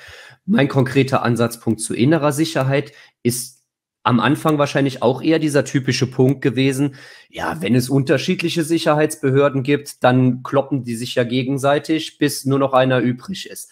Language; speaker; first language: German; native; German